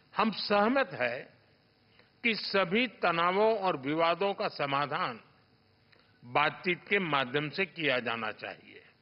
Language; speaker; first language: Hindi; non-native, local second language; Gujarati